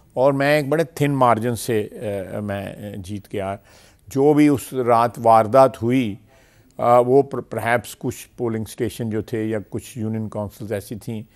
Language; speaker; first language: Urdu; non-native, local second language; Punjabi